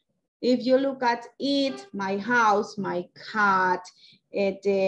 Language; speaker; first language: English; non-native, local second language; Spanish